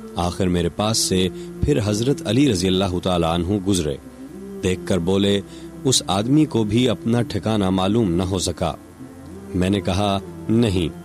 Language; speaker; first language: Urdu; non-native, local second language; Punjabi